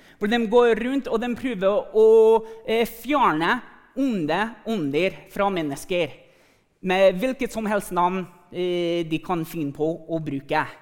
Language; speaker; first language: Norwegian; non-native, fluent; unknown